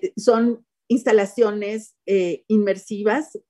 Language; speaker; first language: Spanish; native; Spanish